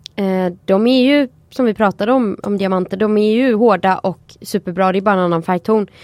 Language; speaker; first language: Swedish; native; Swedish